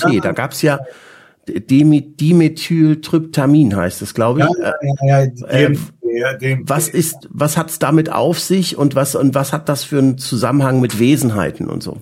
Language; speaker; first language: German; native; German